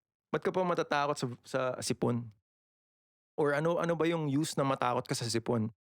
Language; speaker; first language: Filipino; native; Filipino